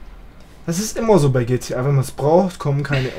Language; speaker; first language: German; native; German